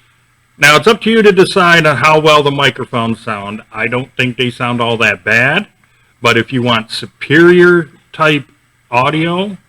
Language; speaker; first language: English; native; English